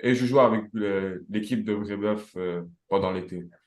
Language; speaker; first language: French; non-native, local second language; Arabic